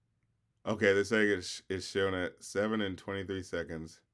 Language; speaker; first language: English; native; English